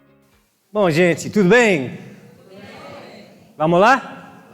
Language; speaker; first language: Portuguese; non-native, fluent; English